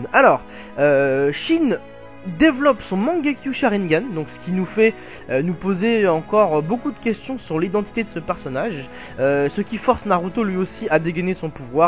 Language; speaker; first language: French; native; French